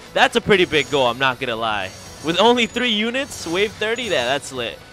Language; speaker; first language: English; early bilingual, other home language; Spanish